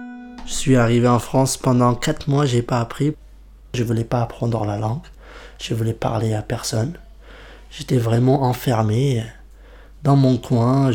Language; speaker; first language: French; non-native, fluent; Kurdish